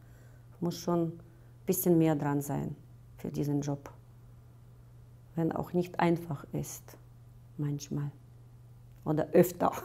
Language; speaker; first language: German; non-native, fluent; Russian